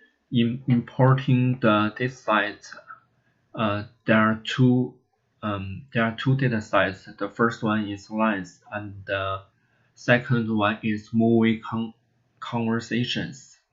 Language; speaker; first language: English; non-native, learner; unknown